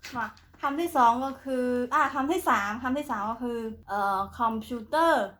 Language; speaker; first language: Thai; non-native, fluent; Khmer